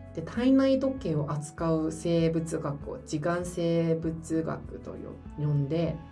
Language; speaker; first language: Japanese; non-native, fluent; Chinese